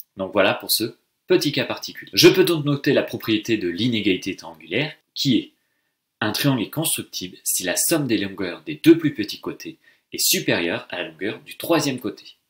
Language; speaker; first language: French; native; French